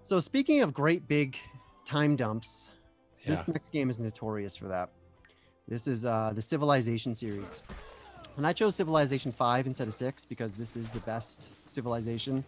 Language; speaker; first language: English; native; English